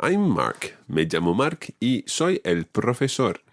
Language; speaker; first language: Spanish; non-native, fluent; English